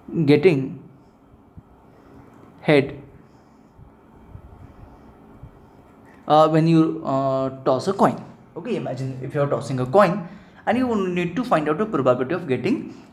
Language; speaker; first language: English; non-native, local second language; Hindi